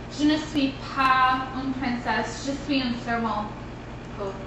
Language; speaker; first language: French; non-native, learner; English